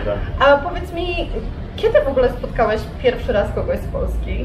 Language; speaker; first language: Polish; native; Polish